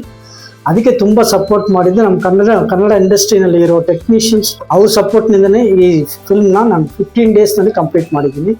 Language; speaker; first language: Kannada; non-native, local second language; Tamil